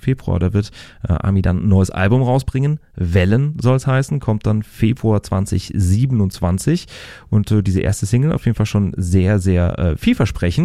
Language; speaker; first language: German; native; German